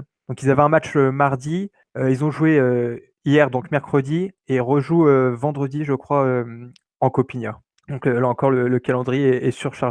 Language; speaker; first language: French; native; French